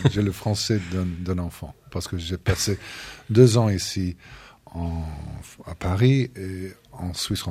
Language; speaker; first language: French; non-native, fluent; English